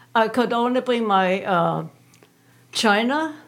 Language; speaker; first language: English; non-native, fluent; German